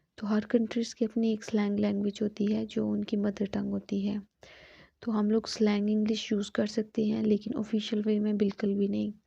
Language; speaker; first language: Urdu; non-native, local second language; Punjabi